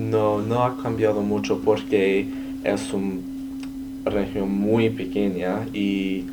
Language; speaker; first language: Spanish; non-native, learner; English